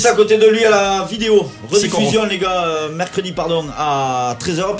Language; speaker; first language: French; native; French